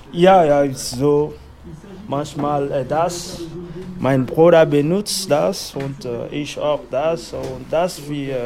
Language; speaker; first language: German; non-native, learner; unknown